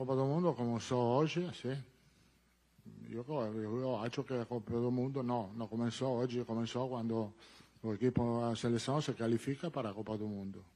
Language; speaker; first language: Portuguese; non-native, learner; Italian